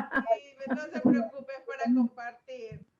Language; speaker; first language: Spanish; native; Spanish